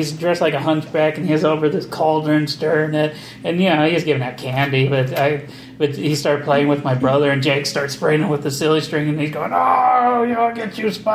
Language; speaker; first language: English; native; English